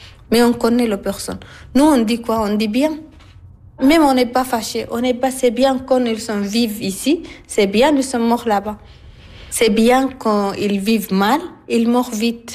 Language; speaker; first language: French; non-native, learner; Arabic